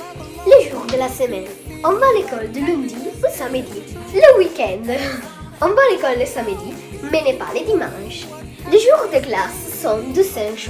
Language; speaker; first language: French; non-native, learner; Italian